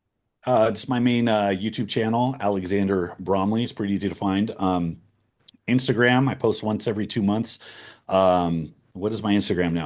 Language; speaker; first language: English; native; English